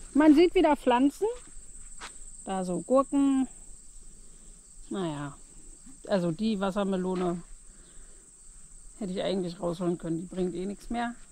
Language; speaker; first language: German; native; German